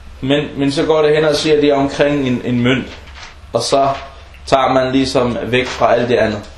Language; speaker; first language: Danish; early bilingual, other home language; Arabic